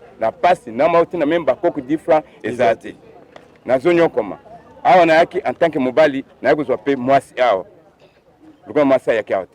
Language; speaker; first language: Lingala; non-native, local second language; Luba-Lulua